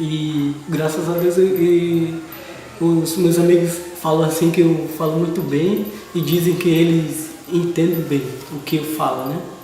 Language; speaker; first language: Portuguese; non-native, local second language; Guarani